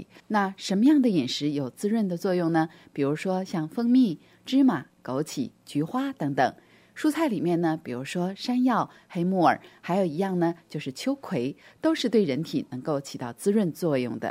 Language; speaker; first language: Chinese; native; Chinese